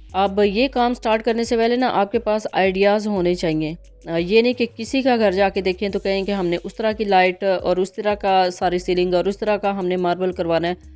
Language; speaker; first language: Urdu; non-native, local second language; Punjabi